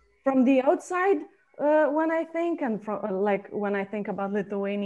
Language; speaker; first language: English; non-native, fluent; Lithuanian